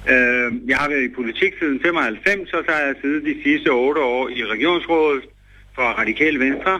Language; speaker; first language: Danish; non-native, fluent; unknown